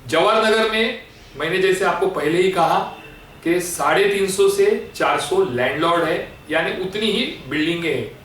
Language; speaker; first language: Hindi; non-native, local second language; Marathi